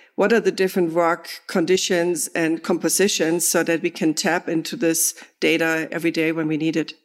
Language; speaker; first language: English; non-native, fluent; German